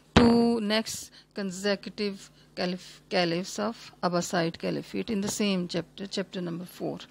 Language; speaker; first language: English; non-native, local second language; Urdu